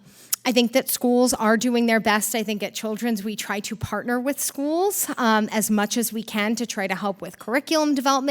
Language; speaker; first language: English; native; English